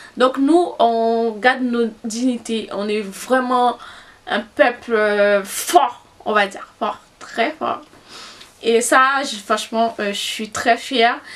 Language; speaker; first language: French; non-native, local second language; Haitian Creole